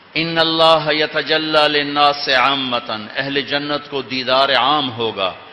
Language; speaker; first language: Urdu; non-native, local second language; Punjabi